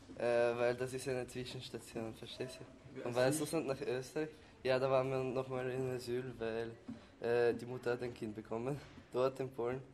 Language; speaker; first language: German; early bilingual, other home language; Chechen